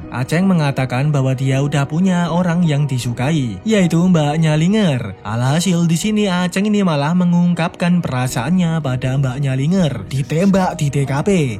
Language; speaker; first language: Indonesian; native; Indonesian